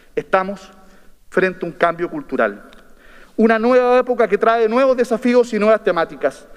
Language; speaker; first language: Spanish; native; Spanish